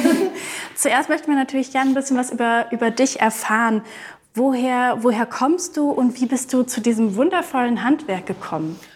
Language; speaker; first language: German; native; German